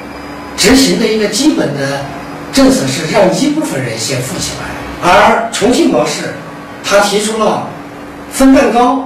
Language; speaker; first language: Chinese; native; Chinese